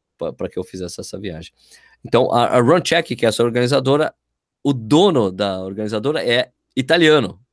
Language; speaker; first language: Portuguese; native; Portuguese